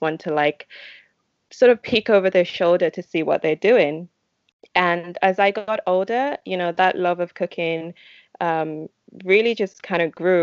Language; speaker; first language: English; non-native, local second language; Yoruba